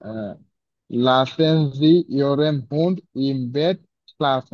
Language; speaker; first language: German; non-native, learner; Bangla